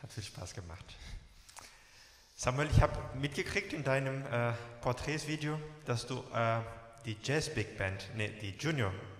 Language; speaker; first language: German; native; German